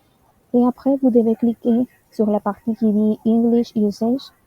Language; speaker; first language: French; non-native, learner; Spanish